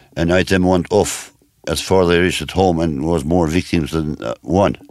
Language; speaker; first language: English; non-native, learner; Albanian